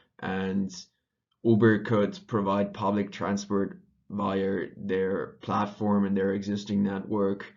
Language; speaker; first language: English; non-native, fluent; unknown